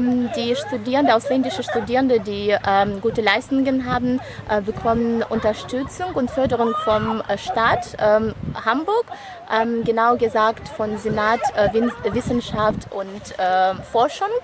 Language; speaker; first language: German; non-native, fluent; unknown